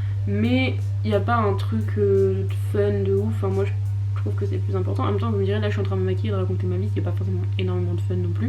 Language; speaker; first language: French; native; French